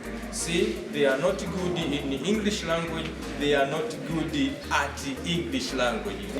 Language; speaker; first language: English; non-native, local second language; Swahili